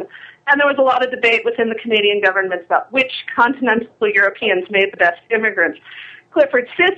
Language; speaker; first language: English; native; English